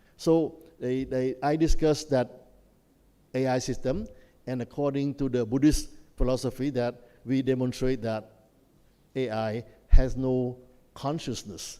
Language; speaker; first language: English; non-native, fluent; Khmer